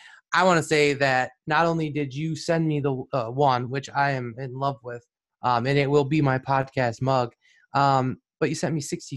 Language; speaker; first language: English; native; English